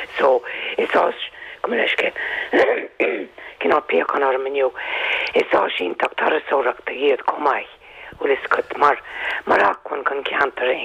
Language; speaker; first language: Irish; native; Irish